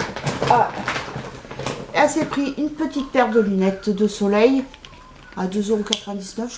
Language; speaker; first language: French; native; French